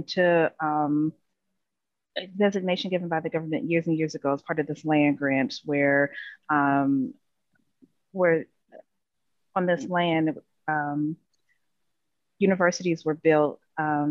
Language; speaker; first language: English; native; English